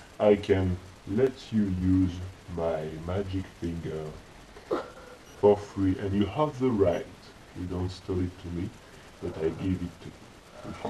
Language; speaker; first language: English; non-native, learner; French